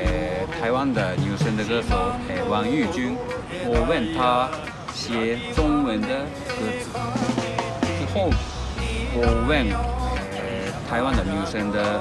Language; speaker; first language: Chinese; non-native, learner; Japanese